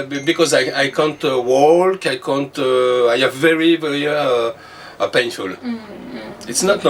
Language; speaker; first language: English; non-native, learner; French